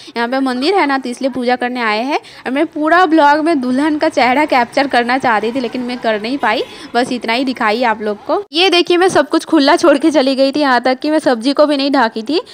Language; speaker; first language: Hindi; non-native, local second language; Bangla